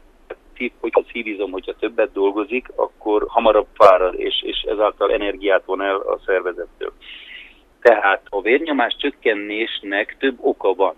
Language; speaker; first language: Hungarian; native; Hungarian